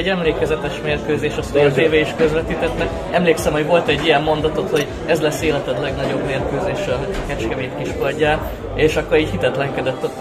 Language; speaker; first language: Hungarian; native; Hungarian